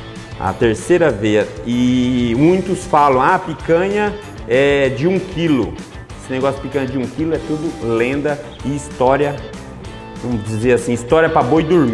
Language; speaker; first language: Portuguese; native; Portuguese